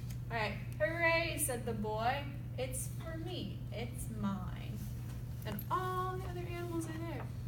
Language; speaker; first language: English; native; English